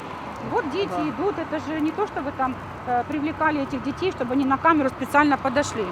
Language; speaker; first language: Russian; native; Russian